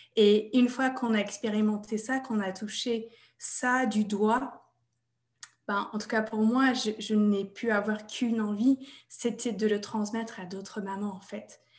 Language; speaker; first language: French; non-native, fluent; English